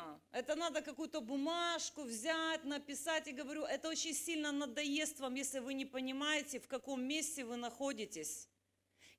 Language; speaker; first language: Russian; native; Russian